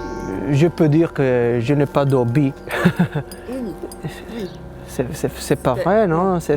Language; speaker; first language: French; non-native, learner; Italian